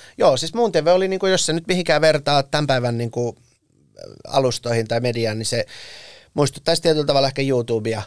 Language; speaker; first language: Finnish; early bilingual, other home language; Persian